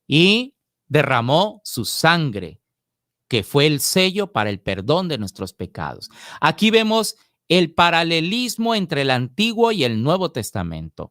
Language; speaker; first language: Spanish; native; Spanish